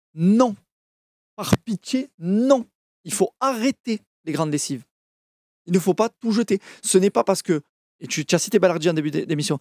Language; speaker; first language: French; native; French